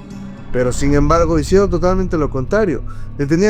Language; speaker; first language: Spanish; native; Spanish